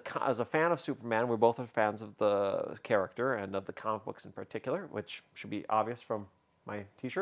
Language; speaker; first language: English; native; English